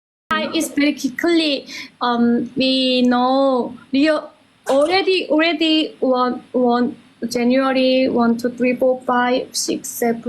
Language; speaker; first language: English; non-native, learner; Korean